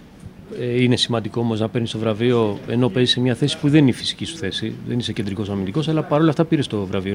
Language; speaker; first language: Greek; native; Greek